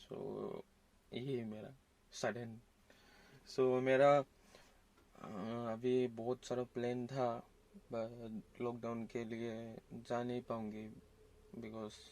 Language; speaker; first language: Hindi; non-native, local second language; Assamese